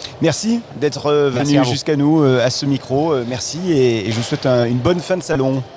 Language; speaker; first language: French; native; French